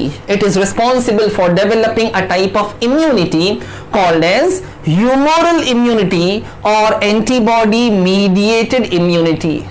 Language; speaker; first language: English; non-native, local second language; Hindi